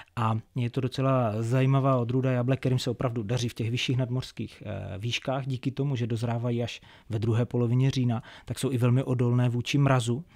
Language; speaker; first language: Czech; native; Czech